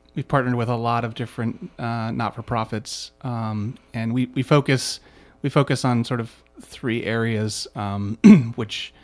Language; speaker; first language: English; native; English